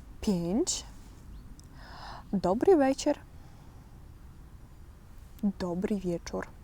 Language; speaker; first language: Polish; non-native, fluent; Ukrainian